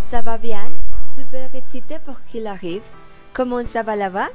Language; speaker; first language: French; non-native, learner; Spanish